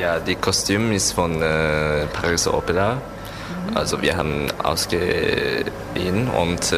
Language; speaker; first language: German; non-native, learner; Japanese